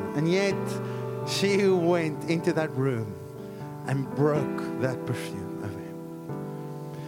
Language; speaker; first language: English; non-native, local second language; Afrikaans